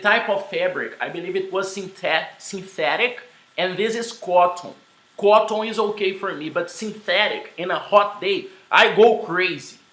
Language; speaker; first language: English; non-native, fluent; Portuguese